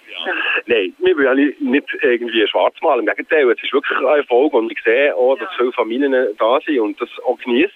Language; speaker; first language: German; native; German